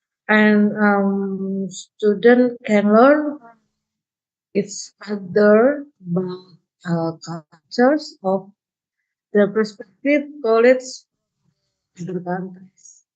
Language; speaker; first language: English; non-native, learner; Indonesian